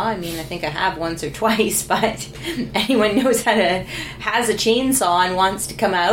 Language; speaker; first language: English; native; English